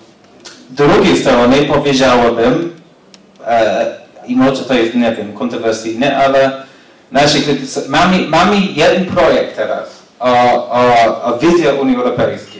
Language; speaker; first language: Polish; non-native, fluent; English